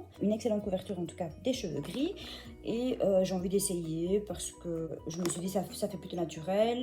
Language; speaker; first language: French; native; French